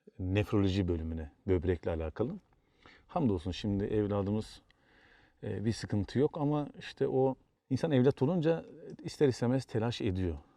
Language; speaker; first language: Turkish; native; Turkish